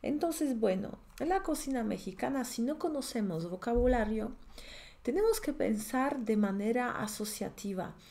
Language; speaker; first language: Spanish; non-native, fluent; Polish